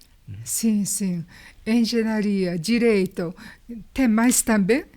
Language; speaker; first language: Portuguese; non-native, learner; Japanese